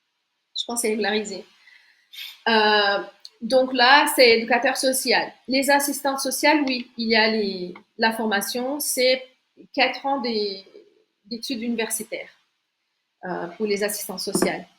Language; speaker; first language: French; non-native, fluent; Portuguese